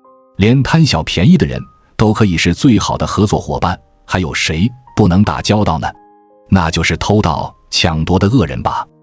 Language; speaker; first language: Chinese; native; Chinese